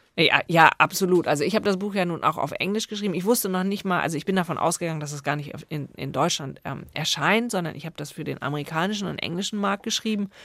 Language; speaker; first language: German; native; German